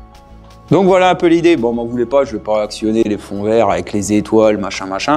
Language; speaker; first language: French; native; French